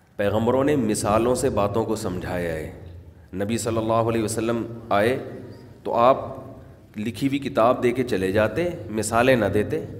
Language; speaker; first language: Urdu; native; Urdu